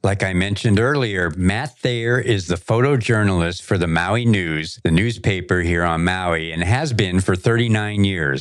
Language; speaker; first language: English; native; English